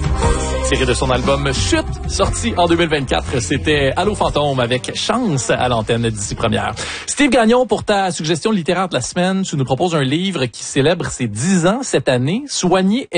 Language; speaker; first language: French; native; French